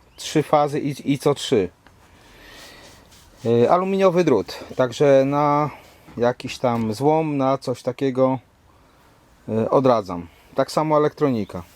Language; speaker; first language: Polish; native; Polish